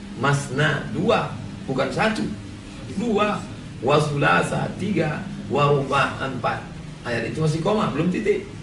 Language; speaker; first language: Indonesian; native; Indonesian